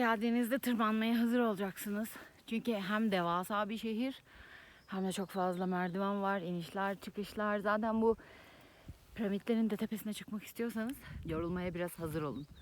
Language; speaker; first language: Turkish; native; Turkish